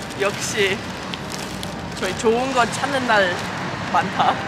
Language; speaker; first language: Korean; non-native, fluent; English